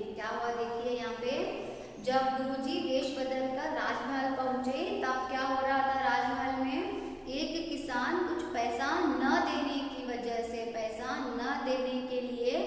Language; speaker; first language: Hindi; non-native, local second language; Kannada